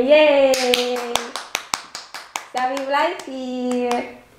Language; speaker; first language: Dutch; non-native, learner; Filipino